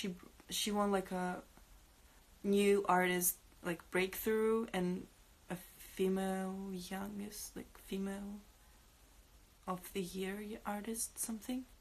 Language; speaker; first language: English; non-native, fluent; Russian